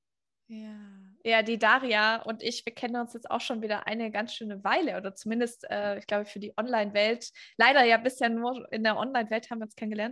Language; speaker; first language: German; native; German